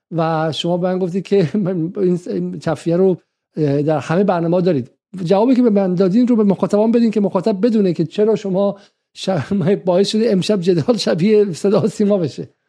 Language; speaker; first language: Persian; native; Persian